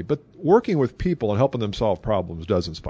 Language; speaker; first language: English; native; English